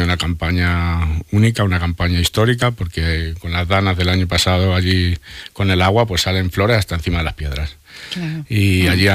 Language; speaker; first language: Spanish; native; Spanish